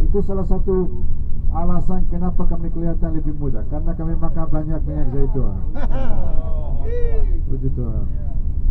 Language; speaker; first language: Indonesian; non-native, fluent; Arabic